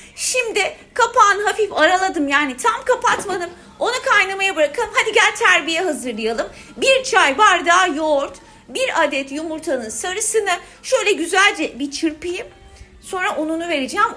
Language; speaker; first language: Turkish; native; Turkish